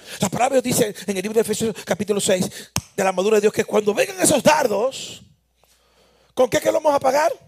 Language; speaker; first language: Spanish; native; Spanish